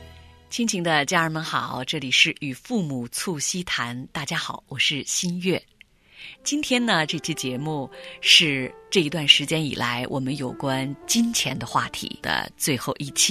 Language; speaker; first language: Chinese; native; Chinese